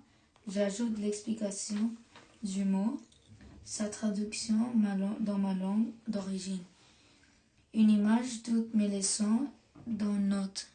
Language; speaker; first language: French; non-native, learner; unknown